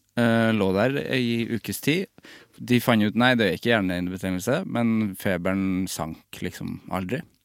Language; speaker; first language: Norwegian; native; Norwegian